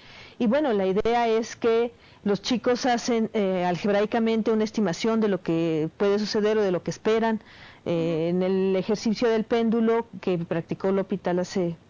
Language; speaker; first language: Spanish; native; Spanish